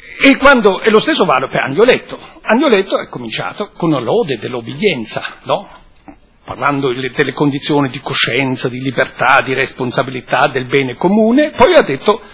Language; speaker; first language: Italian; non-native, fluent; German